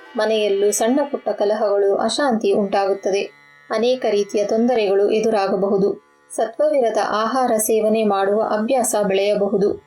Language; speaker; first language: Kannada; native; Kannada